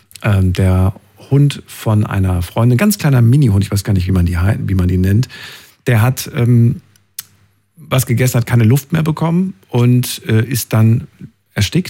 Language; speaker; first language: German; native; German